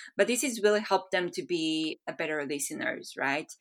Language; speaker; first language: English; non-native, fluent; Hebrew